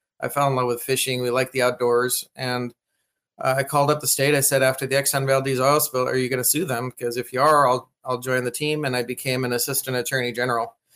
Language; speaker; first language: English; native; English